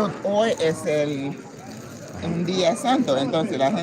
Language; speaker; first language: Spanish; non-native, learner; English